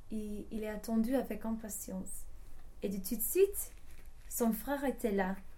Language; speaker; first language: French; non-native, learner; English